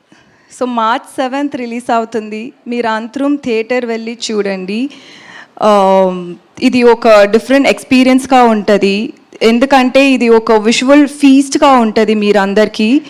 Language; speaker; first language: Telugu; non-native, local second language; Tamil